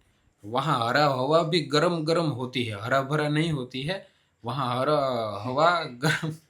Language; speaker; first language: Hindi; non-native, local second language; Gujarati